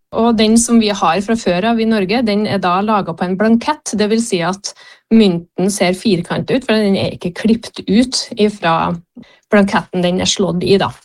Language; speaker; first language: Norwegian; native; Norwegian